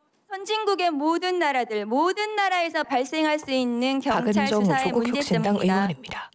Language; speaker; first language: Korean; native; Korean